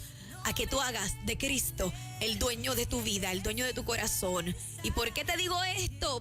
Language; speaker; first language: Spanish; native; Spanish